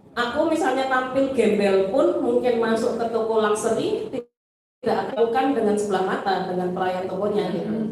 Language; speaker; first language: Indonesian; native; Indonesian